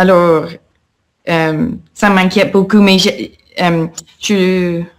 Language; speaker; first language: French; non-native, fluent; English